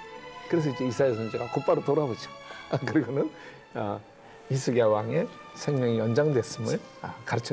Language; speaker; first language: Korean; native; Korean